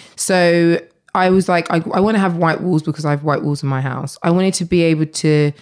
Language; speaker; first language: English; native; English